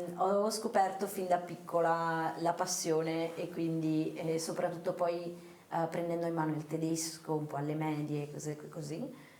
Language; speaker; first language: Italian; early bilingual, other home language; Hindi